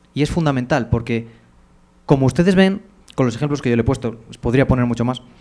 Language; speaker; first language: Spanish; native; Spanish